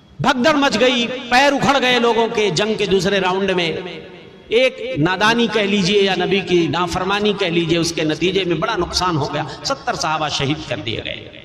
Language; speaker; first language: Urdu; native; Urdu